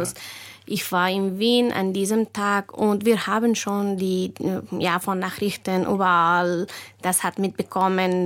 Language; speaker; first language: German; non-native, fluent; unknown